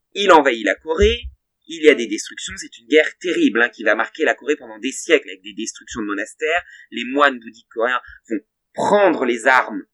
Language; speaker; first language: French; native; French